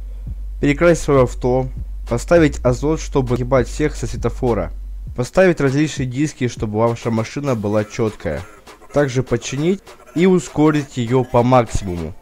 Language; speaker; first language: Russian; native; Russian